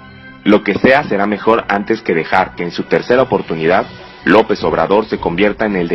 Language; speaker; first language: Spanish; native; Spanish